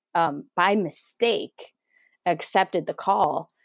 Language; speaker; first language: English; non-native, fluent; Spanish